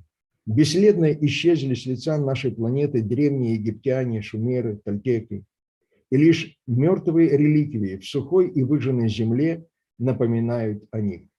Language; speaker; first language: Russian; native; Russian